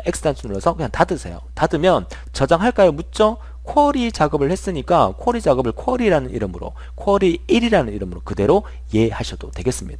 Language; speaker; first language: Korean; native; Korean